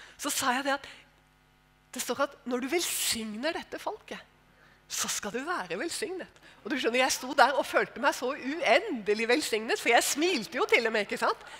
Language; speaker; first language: Norwegian; native; Norwegian